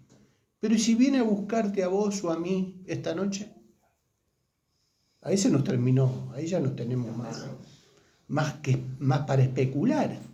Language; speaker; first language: Spanish; native; Spanish